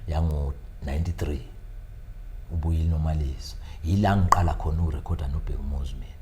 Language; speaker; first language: Zulu; native; Zulu